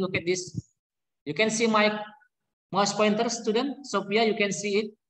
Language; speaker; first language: English; non-native, learner; Indonesian